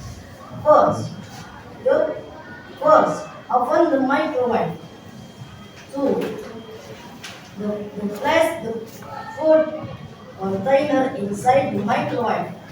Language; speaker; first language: English; non-native, learner; Indonesian